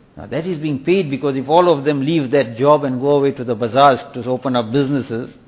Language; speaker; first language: English; native; English